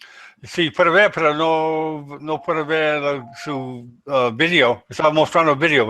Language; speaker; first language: Spanish; non-native, learner; English